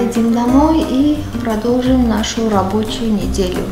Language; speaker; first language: Russian; non-native, fluent; Armenian